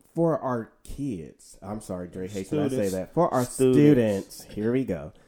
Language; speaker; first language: English; native; English